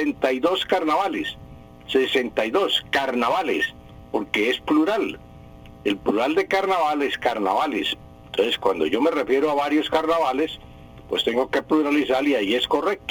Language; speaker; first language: Spanish; native; Spanish